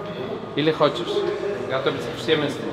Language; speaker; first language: Russian; non-native, learner; Spanish